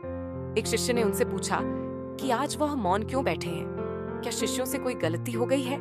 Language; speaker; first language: Hindi; native; Hindi